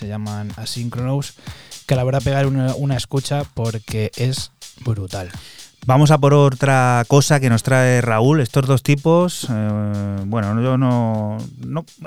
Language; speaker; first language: Spanish; native; Spanish